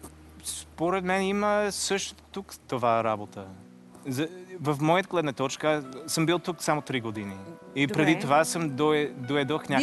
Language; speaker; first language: Bulgarian; non-native, learner; English